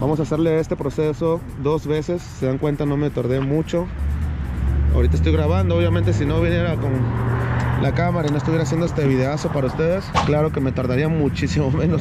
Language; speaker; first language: Spanish; native; Spanish